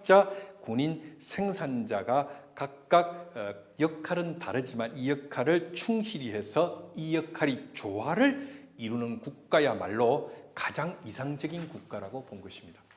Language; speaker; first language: Korean; native; Korean